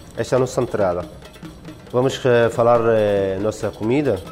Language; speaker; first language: Portuguese; non-native, learner; Arabic